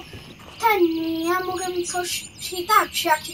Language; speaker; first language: Polish; early bilingual, heritage; Polish